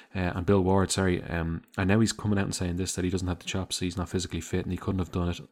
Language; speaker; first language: English; native; English